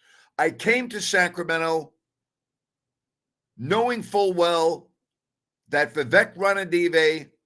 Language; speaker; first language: English; native; English